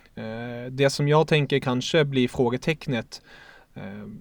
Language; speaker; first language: Swedish; non-native, fluent; German